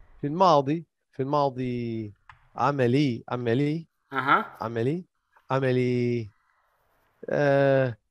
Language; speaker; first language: Arabic; non-native, learner; English